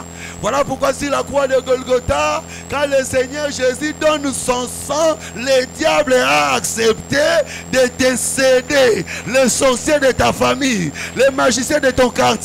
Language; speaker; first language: French; non-native, local second language; Lingala